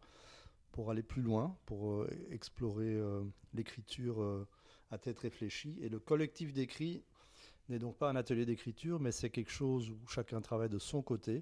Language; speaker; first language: French; native; French